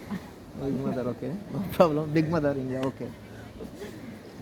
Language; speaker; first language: English; non-native, learner; Telugu